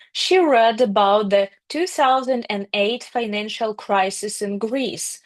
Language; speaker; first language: English; non-native, fluent; Ukrainian